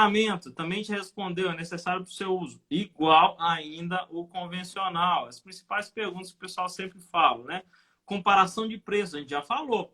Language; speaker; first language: Portuguese; native; Portuguese